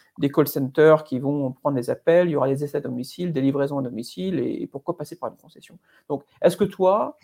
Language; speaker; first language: French; native; French